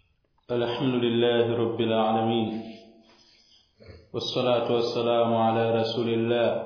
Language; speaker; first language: Arabic; non-native, fluent; Swahili